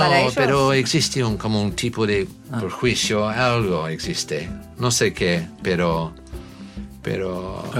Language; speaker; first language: Spanish; non-native, learner; English